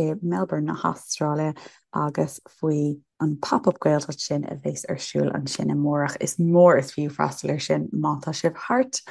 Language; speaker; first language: Irish; native; Irish